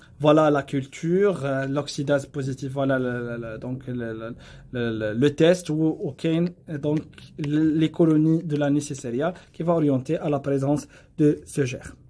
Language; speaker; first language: French; non-native, local second language; Arabic